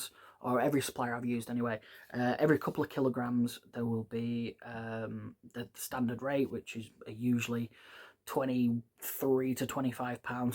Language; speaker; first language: English; native; English